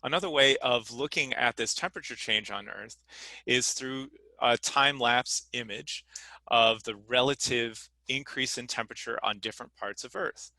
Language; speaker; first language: English; native; English